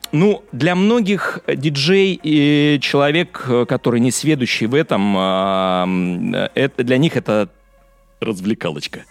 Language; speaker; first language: Russian; native; Russian